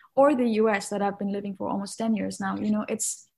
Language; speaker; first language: English; non-native, local second language; Nepali